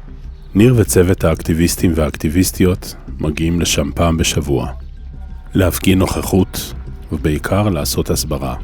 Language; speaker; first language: Hebrew; native; Hebrew